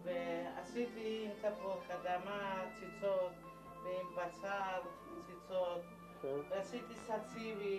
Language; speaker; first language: Hebrew; non-native, learner; Georgian